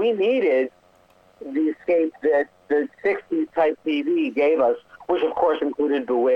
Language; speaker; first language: English; native; English